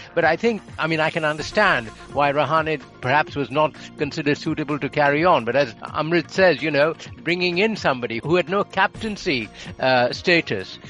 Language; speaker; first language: English; non-native, local second language; Bangla